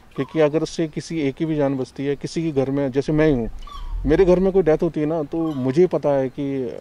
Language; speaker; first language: Hindi; native; Hindi